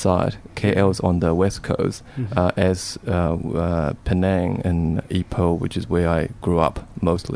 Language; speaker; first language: English; non-native, local second language; Cantonese